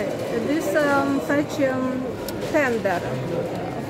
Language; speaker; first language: English; non-native, learner; Russian